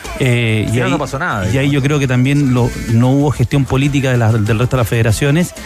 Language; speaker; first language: Spanish; native; Spanish